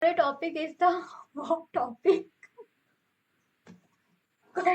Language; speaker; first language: English; non-native, local second language; Hindi